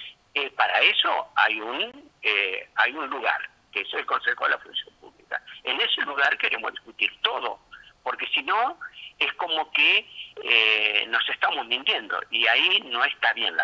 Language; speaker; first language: Spanish; native; Spanish